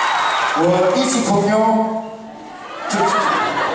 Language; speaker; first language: Chinese; non-native, learner; Korean